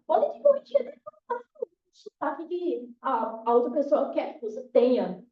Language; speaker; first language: Portuguese; native; Portuguese